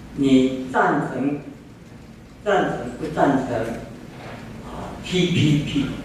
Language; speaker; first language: Chinese; non-native, local second language; Min Nan Chinese